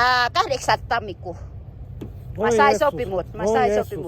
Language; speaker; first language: Finnish; non-native, learner; Thai